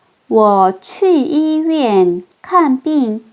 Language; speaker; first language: Chinese; non-native, fluent; Korean